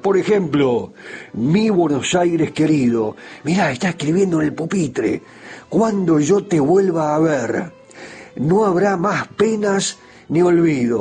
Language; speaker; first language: Spanish; native; Spanish